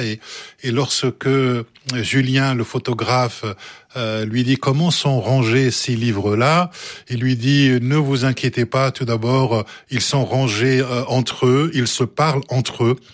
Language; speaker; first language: French; early bilingual, other home language; Arabic